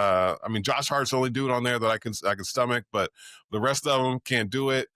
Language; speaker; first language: English; native; English